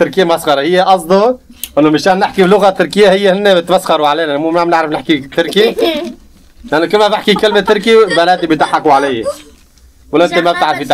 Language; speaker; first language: Arabic; non-native, local second language; Kurdish